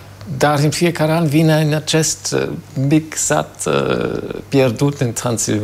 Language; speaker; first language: Romanian; non-native, fluent; German